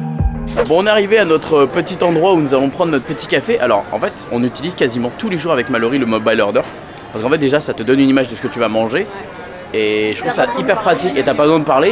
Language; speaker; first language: French; native; French